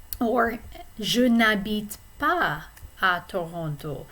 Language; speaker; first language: French; non-native, fluent; English